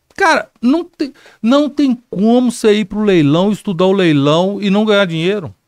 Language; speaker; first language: Portuguese; native; Portuguese